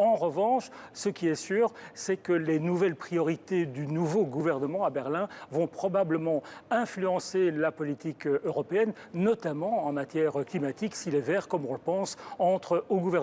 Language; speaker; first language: French; native; French